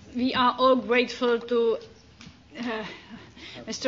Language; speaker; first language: English; non-native, fluent; Czech